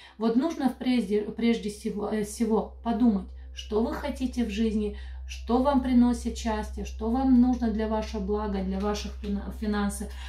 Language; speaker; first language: Russian; non-native, local second language; Romanian